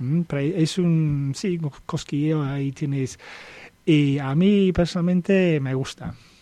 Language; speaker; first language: Spanish; non-native, fluent; English